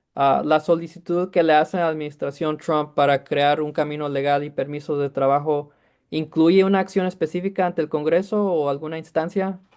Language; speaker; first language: Spanish; early bilingual, heritage; Spanish